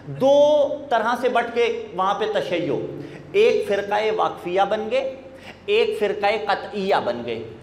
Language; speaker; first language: Urdu; non-native, local second language; Punjabi